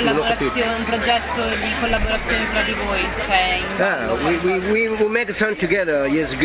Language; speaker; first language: English; non-native, fluent; Italian